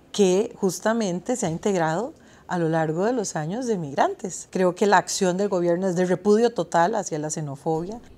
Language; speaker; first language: Spanish; native; Spanish